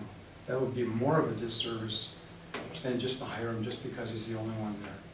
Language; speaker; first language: English; native; English